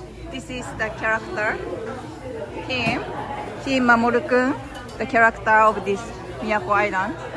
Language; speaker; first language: English; non-native, fluent; Japanese